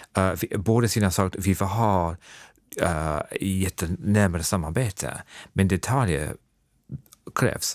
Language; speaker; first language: Swedish; non-native, fluent; English